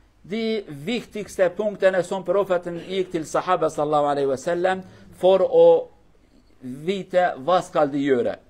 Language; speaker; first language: Norwegian; non-native, fluent; Kurdish